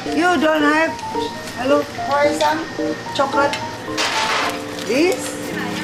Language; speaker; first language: English; non-native, learner; Indonesian